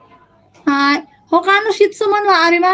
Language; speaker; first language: Japanese; non-native, fluent; Filipino